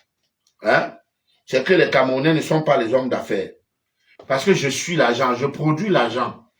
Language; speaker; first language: French; native; French